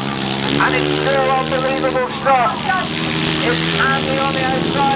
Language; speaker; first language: English; native; English